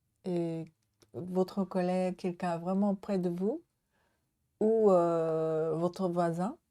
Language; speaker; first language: French; non-native, learner; Japanese